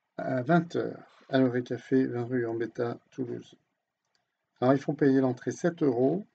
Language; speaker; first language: French; native; French